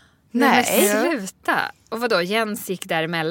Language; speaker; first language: Swedish; native; Swedish